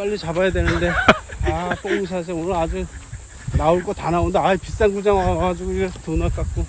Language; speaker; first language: Korean; native; Korean